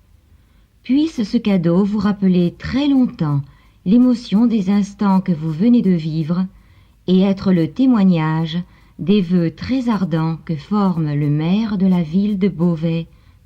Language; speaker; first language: French; native; French